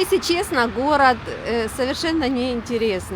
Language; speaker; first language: Russian; native; Russian